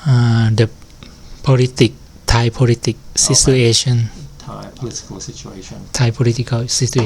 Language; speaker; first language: English; non-native, learner; Thai